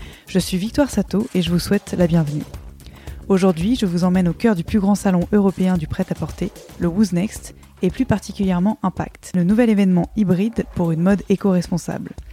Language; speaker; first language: French; native; French